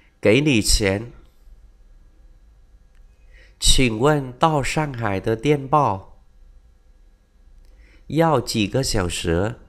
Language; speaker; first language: Chinese; non-native, fluent; Vietnamese